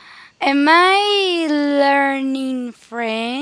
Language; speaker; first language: English; non-native, learner; Spanish